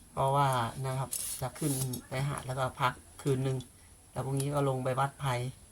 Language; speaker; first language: Thai; native; Thai